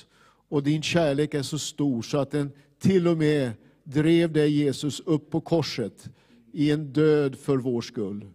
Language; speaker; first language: Swedish; native; Swedish